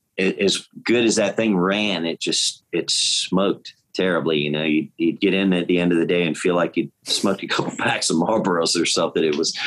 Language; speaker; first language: English; native; English